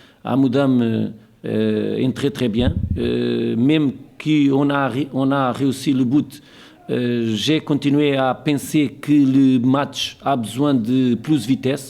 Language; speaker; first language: French; non-native, fluent; Portuguese